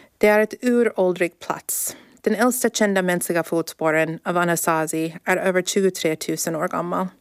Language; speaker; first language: Swedish; early bilingual, heritage; English